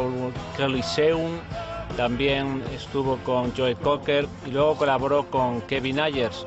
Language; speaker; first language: Spanish; native; Spanish